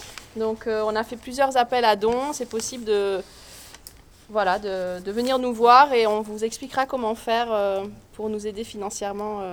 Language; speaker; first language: French; native; French